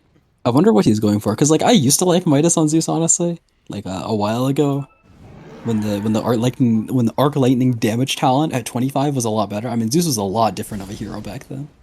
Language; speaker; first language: English; native; English